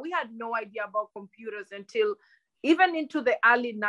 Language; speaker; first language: English; non-native, local second language; Luyia